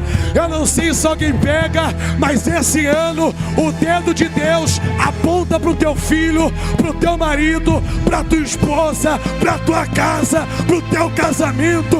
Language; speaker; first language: Portuguese; native; Portuguese